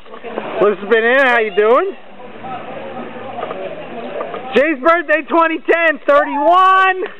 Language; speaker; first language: English; native; English